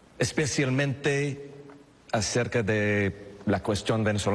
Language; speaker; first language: Spanish; non-native, fluent; English